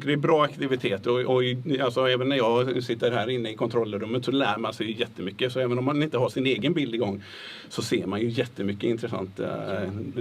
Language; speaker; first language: Swedish; native; Swedish